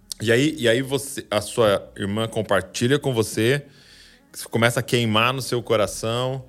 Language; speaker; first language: Portuguese; native; Portuguese